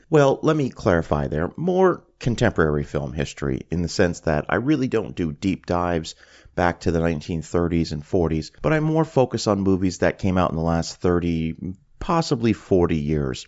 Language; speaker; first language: English; native; English